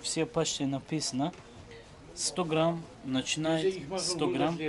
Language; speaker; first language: Russian; non-native, learner; Turkish